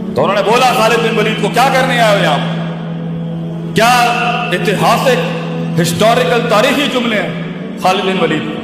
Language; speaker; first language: Urdu; non-native, local second language; Punjabi